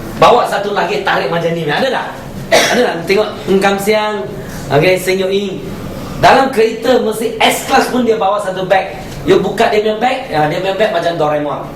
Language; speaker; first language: Malay; non-native, local second language; Chinese